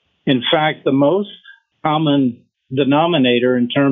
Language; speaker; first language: English; early bilingual, other home language; French